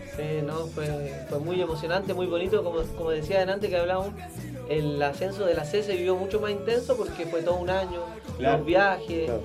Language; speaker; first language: Spanish; native; Spanish